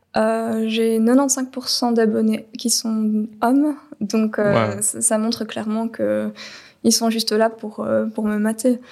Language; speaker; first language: French; native; French